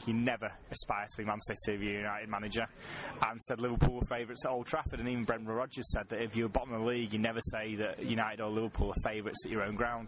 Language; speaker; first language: English; native; English